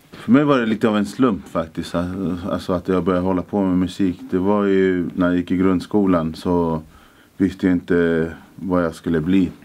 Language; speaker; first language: Swedish; early bilingual, other home language; Spanish